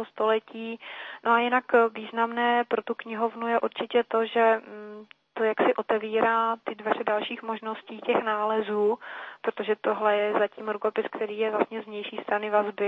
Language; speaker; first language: Czech; native; Czech